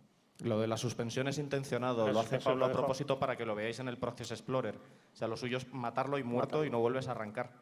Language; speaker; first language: Spanish; native; Spanish